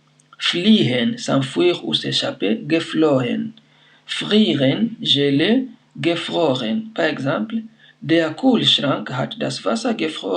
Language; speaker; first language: German; non-native, fluent; French